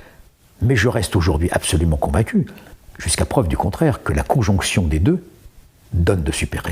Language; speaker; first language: French; native; French